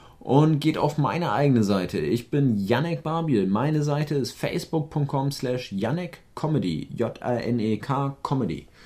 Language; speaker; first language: German; native; German